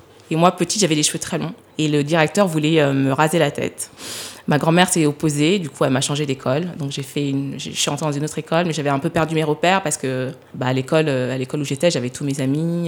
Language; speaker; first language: French; early bilingual, other home language; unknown